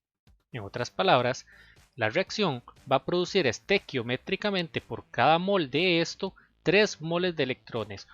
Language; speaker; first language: Spanish; native; Spanish